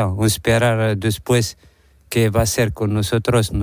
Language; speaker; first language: Spanish; non-native, learner; Arabic